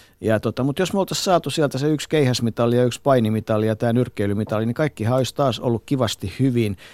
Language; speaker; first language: Finnish; native; Finnish